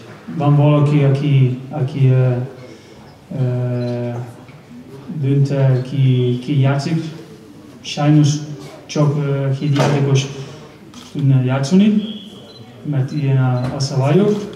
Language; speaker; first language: Hungarian; non-native, learner; Spanish